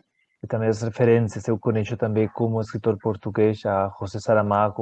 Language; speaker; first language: Portuguese; non-native, fluent; Spanish